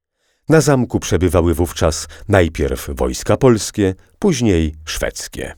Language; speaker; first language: Polish; native; Polish